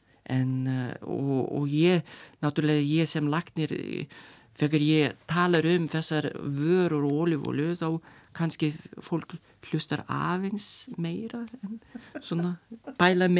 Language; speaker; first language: Icelandic; non-native, learner; Lithuanian